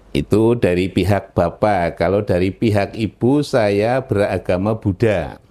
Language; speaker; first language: Indonesian; non-native, local second language; Javanese